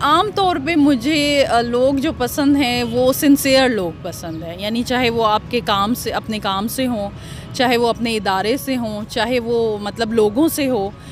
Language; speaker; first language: Urdu; native; Urdu